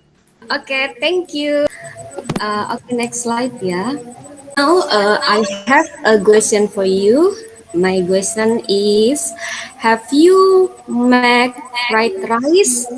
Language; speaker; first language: English; non-native, fluent; Indonesian